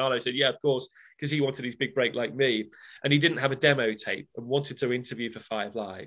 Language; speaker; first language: English; native; English